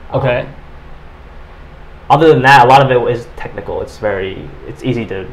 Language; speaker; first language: English; native; English